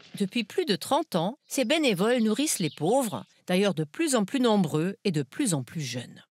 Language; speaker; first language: French; non-native, fluent; German